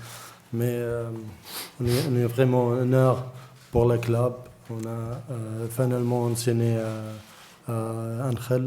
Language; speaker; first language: French; non-native, learner; Arabic